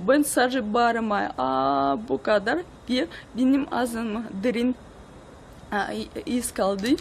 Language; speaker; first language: Turkish; non-native, learner; Russian